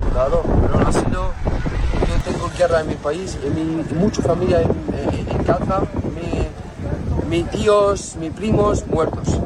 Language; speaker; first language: Spanish; non-native, learner; Arabic